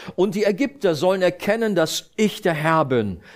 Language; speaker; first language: German; native; German